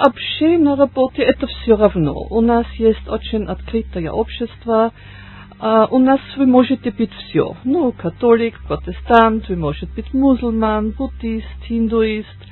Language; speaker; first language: Russian; non-native, learner; German